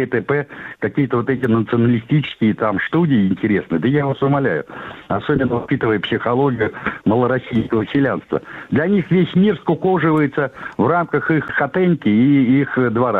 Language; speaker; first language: Russian; native; Russian